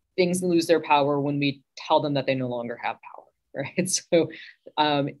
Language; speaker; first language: English; native; English